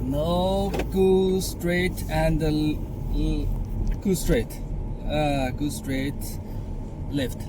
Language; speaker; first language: English; non-native, learner; Chinese